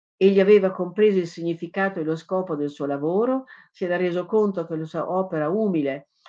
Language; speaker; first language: Italian; native; Italian